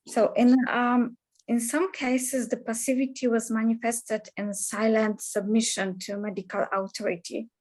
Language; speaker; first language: English; non-native, fluent; Polish